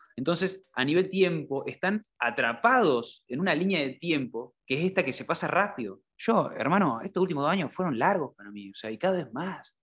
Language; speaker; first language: Spanish; native; Spanish